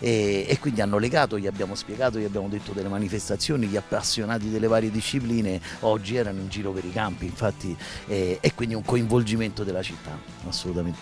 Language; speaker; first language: Italian; native; Italian